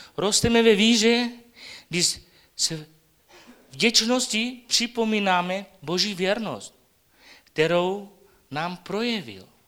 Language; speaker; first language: Czech; non-native, local second language; Romany